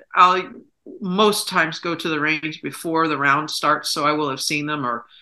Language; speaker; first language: English; native; English